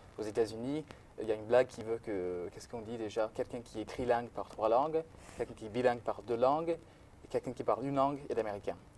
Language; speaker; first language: French; non-native, fluent; English